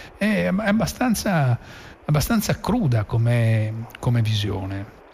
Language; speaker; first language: Italian; native; Italian